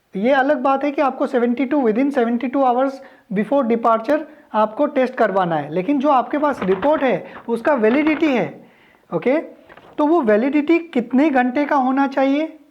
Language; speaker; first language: Hindi; native; Hindi